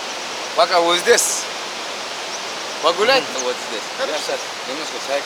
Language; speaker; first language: Russian; non-native, local second language; Kyrgyz